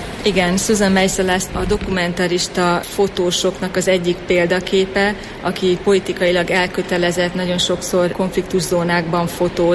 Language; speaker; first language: Hungarian; native; Hungarian